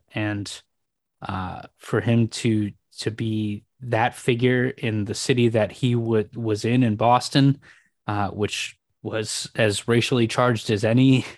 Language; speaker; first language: English; native; English